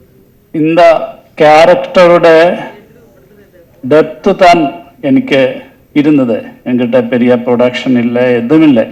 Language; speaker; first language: Tamil; non-native, learner; Malayalam